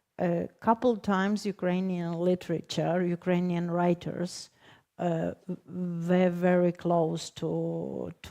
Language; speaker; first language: English; non-native, fluent; Ukrainian